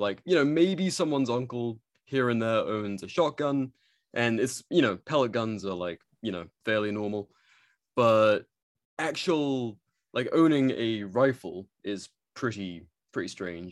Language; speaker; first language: English; native; English